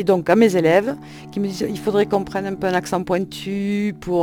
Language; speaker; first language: French; native; French